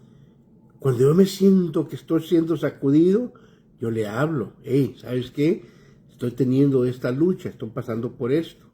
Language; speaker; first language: Spanish; native; Spanish